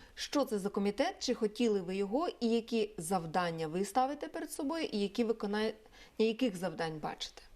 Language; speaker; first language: Ukrainian; native; Ukrainian